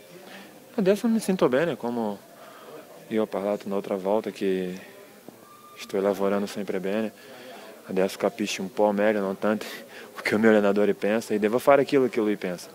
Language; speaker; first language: Italian; non-native, learner; Portuguese